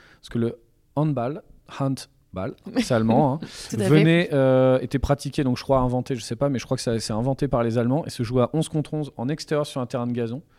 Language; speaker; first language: French; native; French